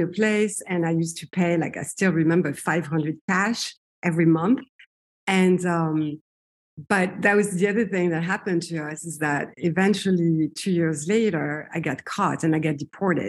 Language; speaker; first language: English; non-native, fluent; French